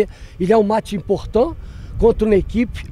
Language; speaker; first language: French; non-native, learner; Portuguese